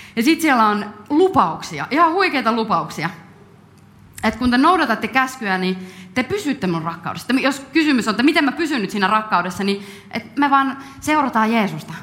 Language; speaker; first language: Finnish; native; Finnish